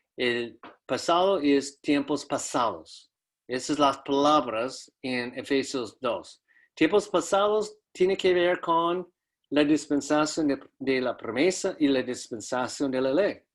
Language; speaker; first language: Spanish; non-native, fluent; English